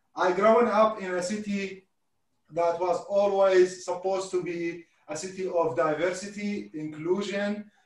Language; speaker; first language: English; non-native, fluent; Arabic